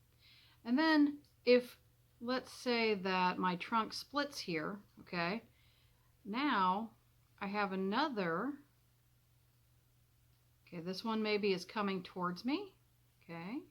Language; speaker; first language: English; native; English